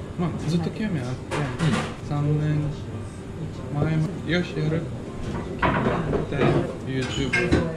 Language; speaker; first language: Japanese; non-native, fluent; Latvian